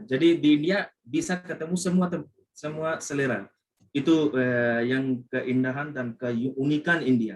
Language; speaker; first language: Indonesian; non-native, fluent; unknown